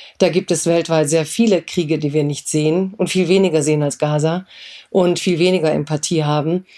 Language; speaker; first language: German; early bilingual, other home language; Croatian